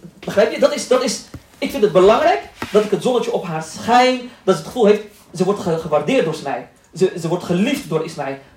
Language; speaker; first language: Dutch; early bilingual, other home language; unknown